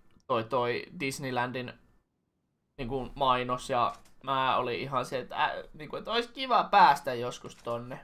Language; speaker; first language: Finnish; native; Finnish